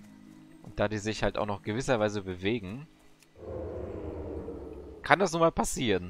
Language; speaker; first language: German; native; German